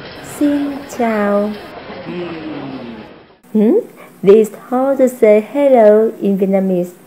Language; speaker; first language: English; non-native, fluent; Vietnamese